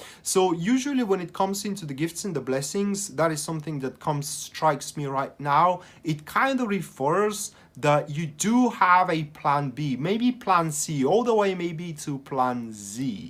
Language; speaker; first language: English; non-native, fluent; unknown